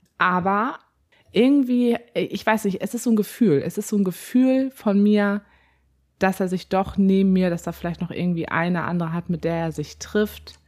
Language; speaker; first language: German; native; German